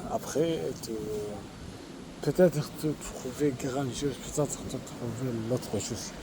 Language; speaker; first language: French; non-native, learner; Arabic